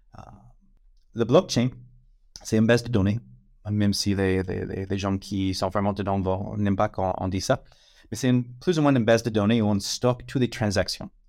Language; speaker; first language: French; non-native, fluent; English